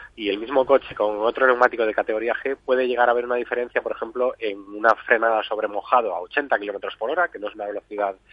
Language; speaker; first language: Spanish; native; Spanish